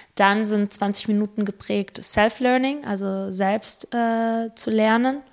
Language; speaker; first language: German; early bilingual, other home language; Spanish